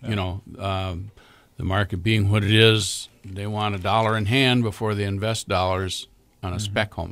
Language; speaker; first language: English; native; English